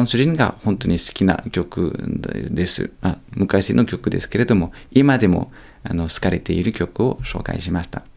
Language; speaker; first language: Japanese; non-native, fluent; French